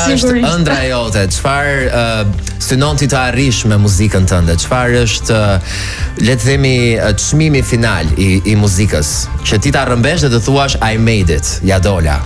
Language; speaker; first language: Albanian; native; Albanian